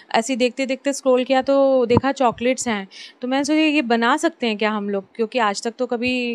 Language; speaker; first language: Hindi; native; Hindi